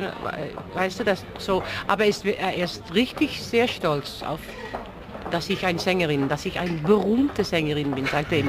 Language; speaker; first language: German; non-native, learner; Dutch